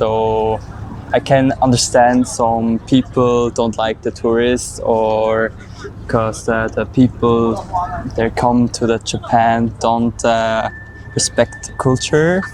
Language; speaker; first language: English; non-native, learner; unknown